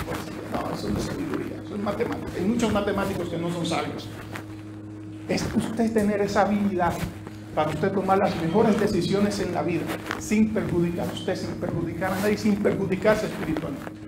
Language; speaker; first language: Spanish; native; Spanish